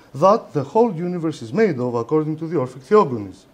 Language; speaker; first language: English; non-native, fluent; Greek